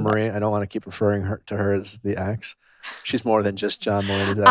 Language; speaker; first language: English; native; English